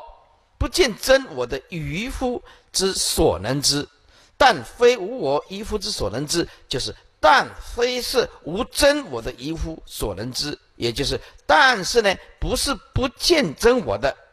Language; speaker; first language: Chinese; native; Chinese